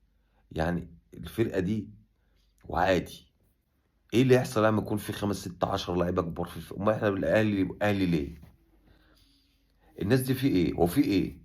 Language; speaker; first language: Arabic; native; Arabic